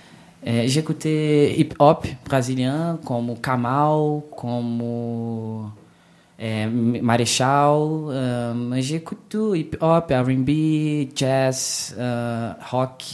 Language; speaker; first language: French; non-native, learner; Portuguese